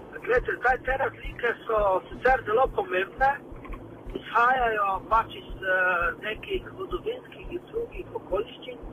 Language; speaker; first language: Slovenian; non-native, local second language; Romany